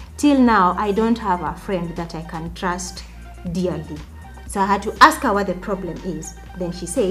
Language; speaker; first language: English; non-native, local second language; Swahili